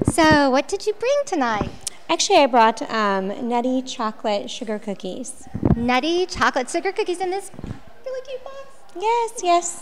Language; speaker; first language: English; native; English